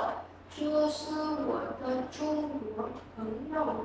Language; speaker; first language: Chinese; non-native, learner; Vietnamese